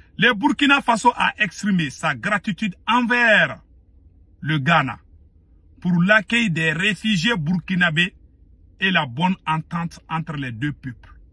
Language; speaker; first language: French; non-native, local second language; Bambara